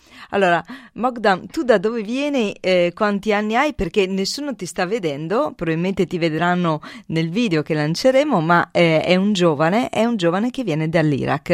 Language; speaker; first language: Italian; native; Italian